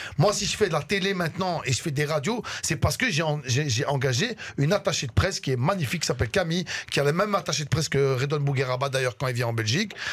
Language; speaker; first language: French; early bilingual, other home language; Arabic